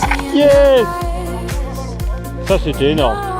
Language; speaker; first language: French; native; French